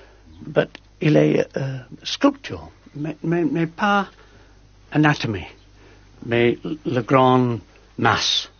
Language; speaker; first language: French; non-native, learner; English